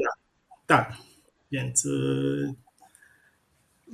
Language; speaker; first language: Polish; non-native, fluent; Lingala